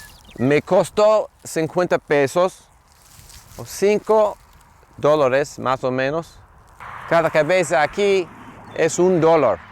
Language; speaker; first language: Spanish; non-native, fluent; English